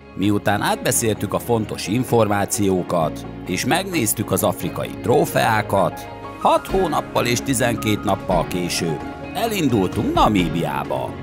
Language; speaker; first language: Hungarian; native; Hungarian